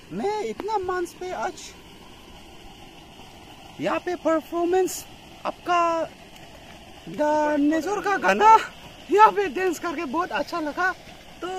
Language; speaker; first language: Hindi; non-native, local second language; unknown